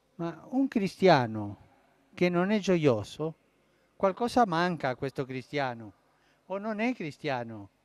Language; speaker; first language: Italian; early bilingual, heritage; Spanish